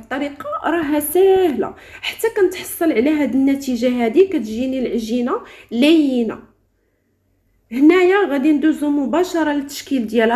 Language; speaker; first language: Arabic; native; Arabic